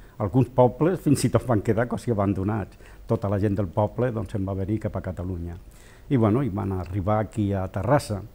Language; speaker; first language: Catalan; non-native, local second language; Spanish